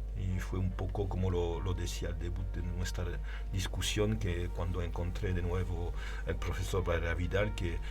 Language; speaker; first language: Spanish; non-native, learner; French